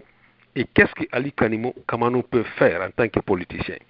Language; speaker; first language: French; non-native, local second language; Susu